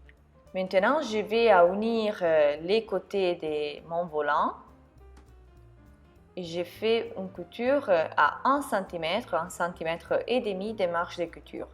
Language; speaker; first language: French; non-native, fluent; Italian